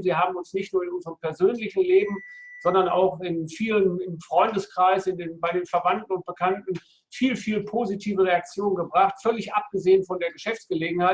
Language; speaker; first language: German; native; German